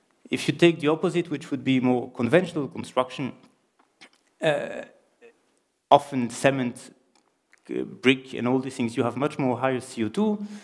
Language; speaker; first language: English; non-native, fluent; French